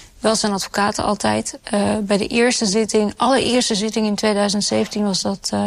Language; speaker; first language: Dutch; early bilingual, other home language; Urdu